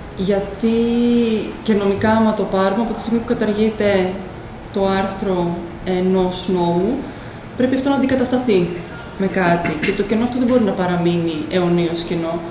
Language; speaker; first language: Greek; early bilingual, other home language; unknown